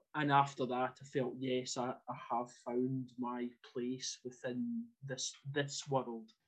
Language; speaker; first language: English; native; English